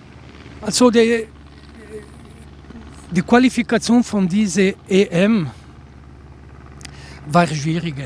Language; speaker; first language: German; non-native, local second language; Italian